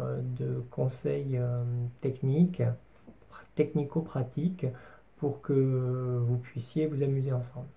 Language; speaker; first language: French; native; French